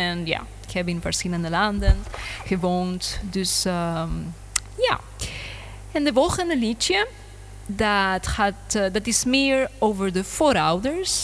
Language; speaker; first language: Dutch; non-native, learner; Spanish